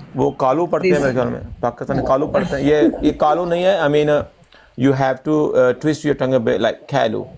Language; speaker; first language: Urdu; non-native, local second language; Punjabi